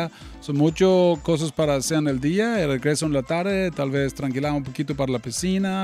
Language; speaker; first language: Spanish; non-native, learner; English